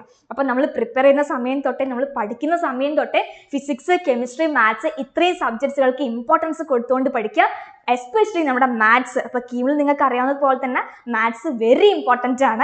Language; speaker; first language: Malayalam; native; Malayalam